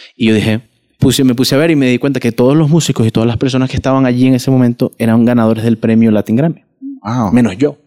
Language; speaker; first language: Spanish; native; Spanish